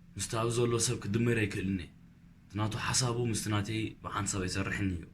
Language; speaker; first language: Tigrinya; early bilingual, heritage; Tigrinya